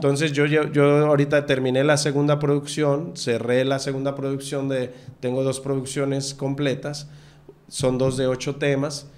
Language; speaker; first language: Spanish; native; Spanish